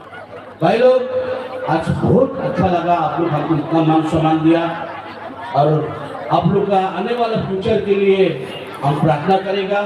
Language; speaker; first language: Hindi; non-native, local second language; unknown